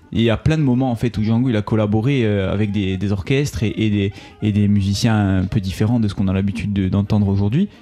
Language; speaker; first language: French; native; French